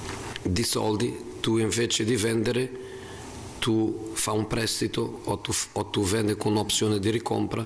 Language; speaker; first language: Italian; non-native, fluent; Portuguese